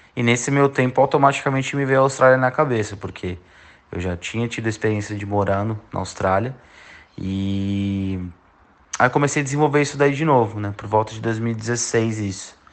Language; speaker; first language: Portuguese; native; Portuguese